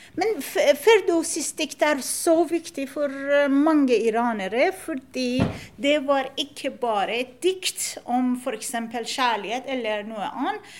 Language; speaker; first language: Norwegian; non-native, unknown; Persian